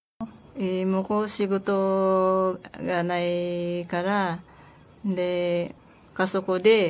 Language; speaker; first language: Japanese; non-native, learner; Filipino